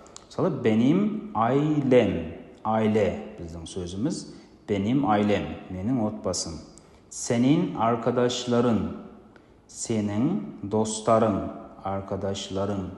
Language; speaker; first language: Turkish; non-native, fluent; Kazakh